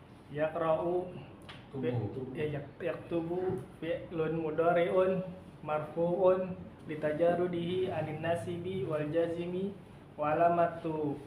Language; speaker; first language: Arabic; non-native, learner; Indonesian